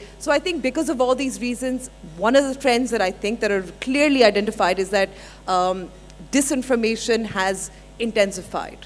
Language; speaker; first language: English; non-native, local second language; Urdu